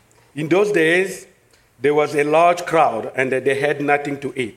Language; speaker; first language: English; non-native, fluent; French